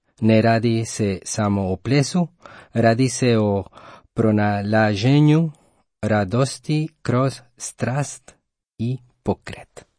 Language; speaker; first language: Croatian; non-native, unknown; Spanish